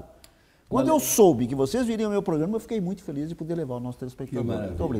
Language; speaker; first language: Portuguese; native; Portuguese